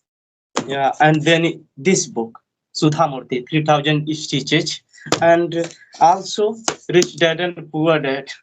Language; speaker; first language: English; non-native, learner; Hindi